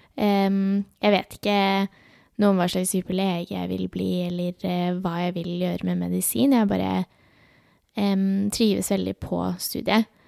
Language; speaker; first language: Norwegian; early bilingual, other home language; Urdu